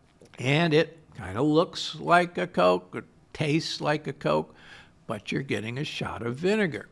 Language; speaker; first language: English; native; English